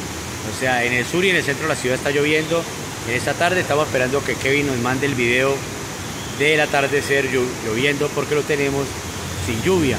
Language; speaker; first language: Spanish; native; Spanish